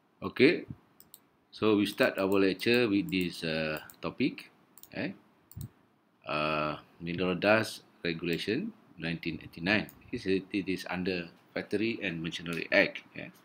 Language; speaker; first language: English; non-native, local second language; Malay